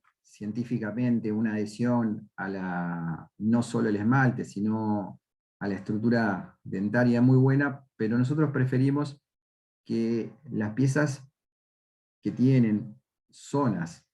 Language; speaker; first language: Spanish; native; Spanish